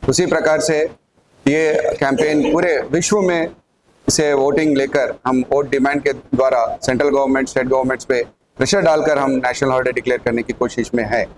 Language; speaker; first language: Hindi; non-native, local second language; Telugu